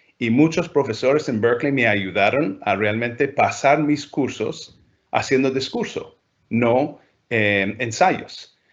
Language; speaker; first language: Spanish; non-native, fluent; English